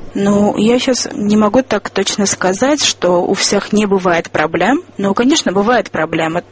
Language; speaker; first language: Russian; non-native, local second language; Armenian